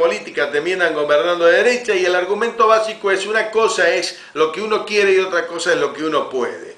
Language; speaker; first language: Spanish; native; Spanish